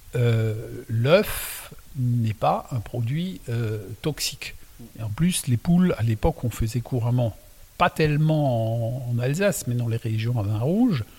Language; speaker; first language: French; non-native, local second language; Swiss German